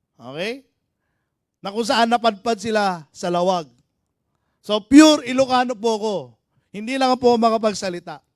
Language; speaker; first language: Filipino; native; Filipino